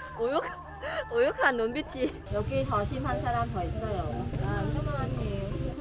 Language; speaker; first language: Korean; non-native, learner; Vietnamese